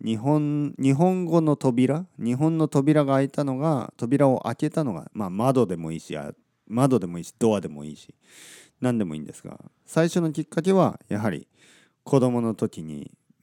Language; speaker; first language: Japanese; native; Japanese